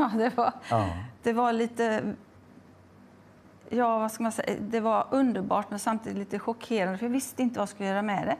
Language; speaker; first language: Swedish; native; Swedish